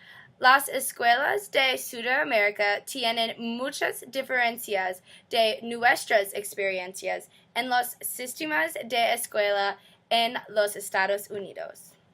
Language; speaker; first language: Spanish; non-native, learner; English